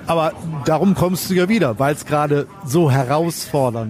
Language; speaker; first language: German; native; German